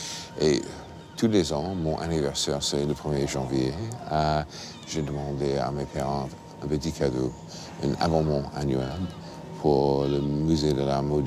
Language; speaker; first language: French; non-native, fluent; English